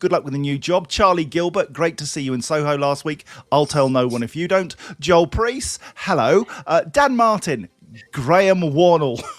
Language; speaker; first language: English; native; English